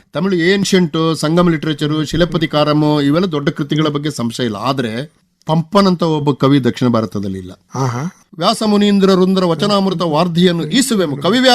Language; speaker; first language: Kannada; non-native, local second language; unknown